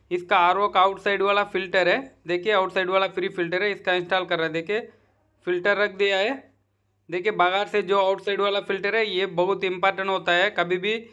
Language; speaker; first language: Hindi; non-native, local second language; Tamil